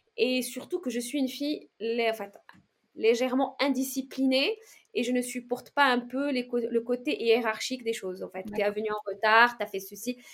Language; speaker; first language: French; non-native, local second language; Arabic